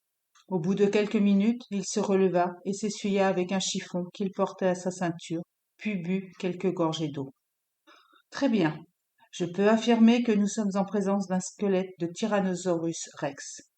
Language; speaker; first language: French; native; French